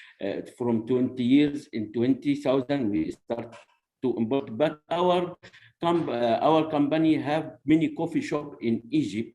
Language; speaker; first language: English; non-native, learner; Arabic